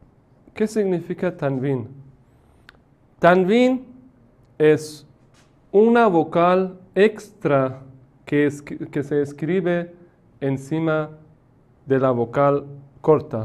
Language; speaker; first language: Spanish; non-native, fluent; Persian